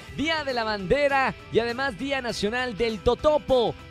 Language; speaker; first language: Spanish; native; Spanish